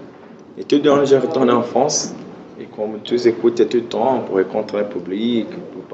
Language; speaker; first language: French; non-native, learner; Portuguese